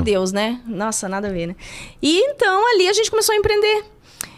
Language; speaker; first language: Portuguese; native; Portuguese